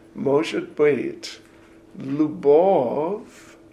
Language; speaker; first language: Russian; non-native, learner; English